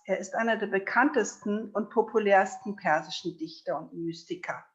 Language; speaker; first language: German; native; German